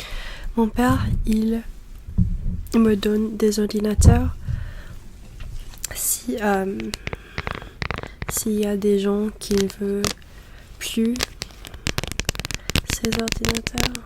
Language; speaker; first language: French; non-native, learner; English